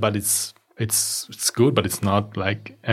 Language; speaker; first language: English; non-native, fluent; Italian